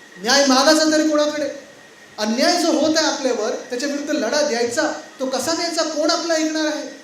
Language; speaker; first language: Marathi; native; Marathi